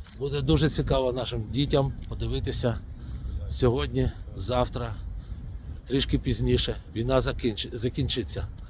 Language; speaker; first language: Ukrainian; non-native, local second language; Russian